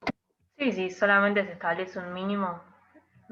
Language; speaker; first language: Spanish; native; Spanish